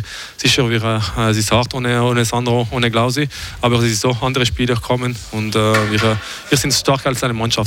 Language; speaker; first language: German; non-native, fluent; French